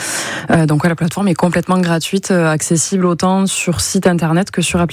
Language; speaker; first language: French; native; French